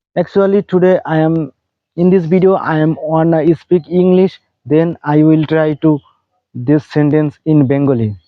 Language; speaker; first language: English; non-native, local second language; Bangla